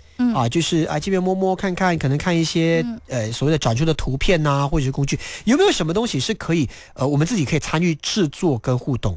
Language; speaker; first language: Chinese; native; Chinese